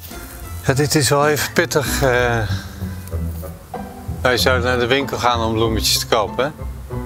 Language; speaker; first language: Dutch; native; Dutch